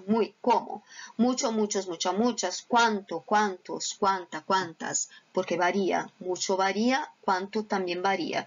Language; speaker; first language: Spanish; non-native, fluent; Portuguese